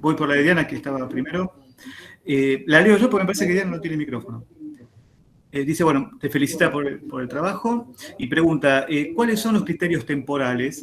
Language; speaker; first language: Spanish; native; Spanish